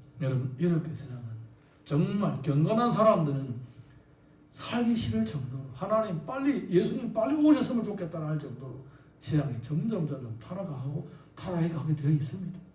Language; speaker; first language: Korean; native; Korean